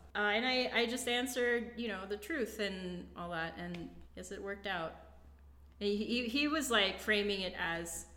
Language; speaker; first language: English; non-native, local second language; Cebuano